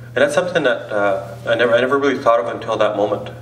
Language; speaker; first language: English; native; English